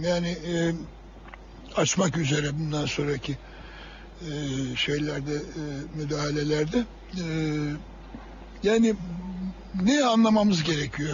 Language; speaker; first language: Turkish; native; Turkish